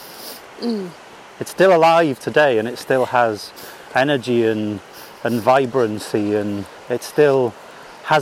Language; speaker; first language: English; native; English